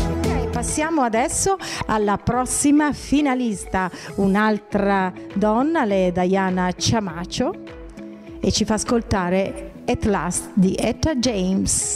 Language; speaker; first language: Italian; native; Italian